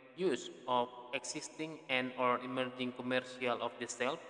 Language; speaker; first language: English; non-native, fluent; Indonesian